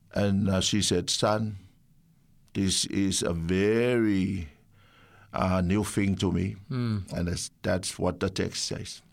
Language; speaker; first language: English; non-native, fluent; Samoan